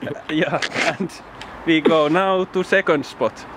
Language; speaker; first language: English; non-native, learner; Finnish